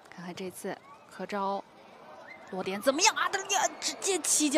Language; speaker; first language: Chinese; native; Chinese